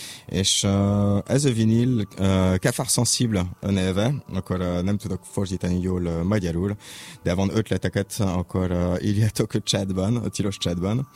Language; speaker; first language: Hungarian; non-native, learner; French